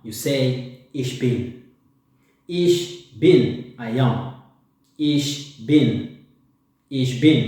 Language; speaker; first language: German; non-native, fluent; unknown